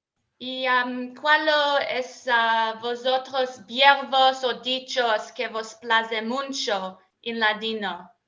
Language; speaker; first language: Spanish; non-native, learner; English